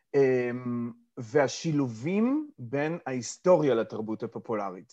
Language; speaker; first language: Hebrew; early bilingual, other home language; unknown